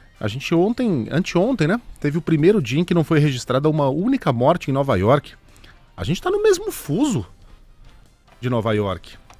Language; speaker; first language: Portuguese; native; Portuguese